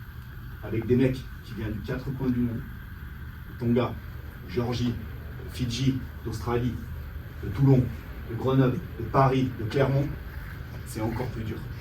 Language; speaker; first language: French; native; French